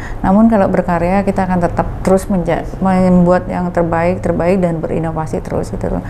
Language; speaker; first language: Indonesian; native; Indonesian